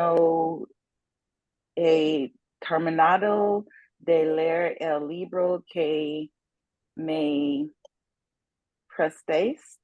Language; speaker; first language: Spanish; non-native, learner; English